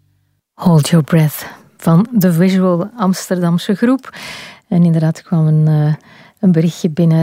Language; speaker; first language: Dutch; native; Dutch